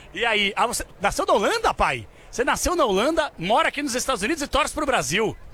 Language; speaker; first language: Portuguese; native; Portuguese